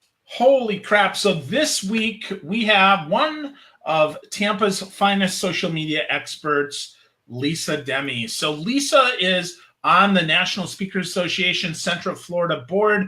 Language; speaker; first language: English; native; English